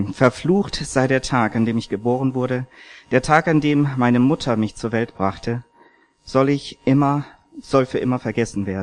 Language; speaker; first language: German; native; German